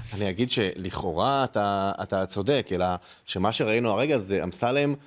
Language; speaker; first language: Hebrew; native; Hebrew